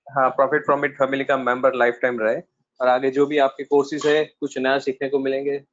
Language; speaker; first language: Hindi; non-native, local second language; Gujarati